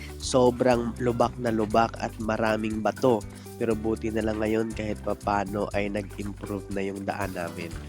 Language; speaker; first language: Filipino; non-native, local second language; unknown